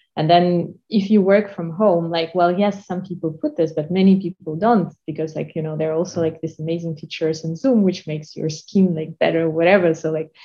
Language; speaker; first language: English; non-native, fluent; Russian